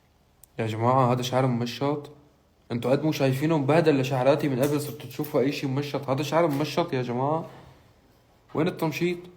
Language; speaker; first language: Arabic; native; Arabic